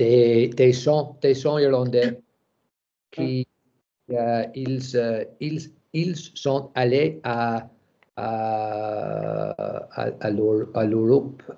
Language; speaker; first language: French; non-native, learner; English